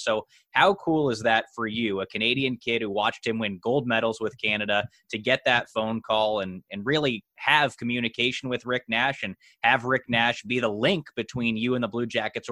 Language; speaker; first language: English; native; English